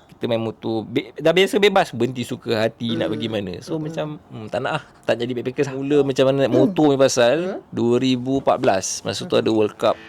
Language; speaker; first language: Malay; native; Malay